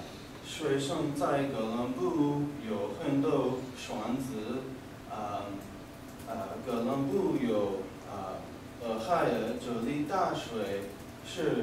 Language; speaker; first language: Chinese; non-native, learner; English